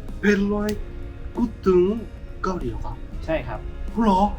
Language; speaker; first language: Thai; non-native, learner; Japanese